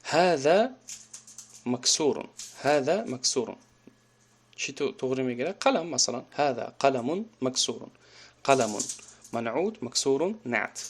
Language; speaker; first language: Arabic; non-native, fluent; Tajik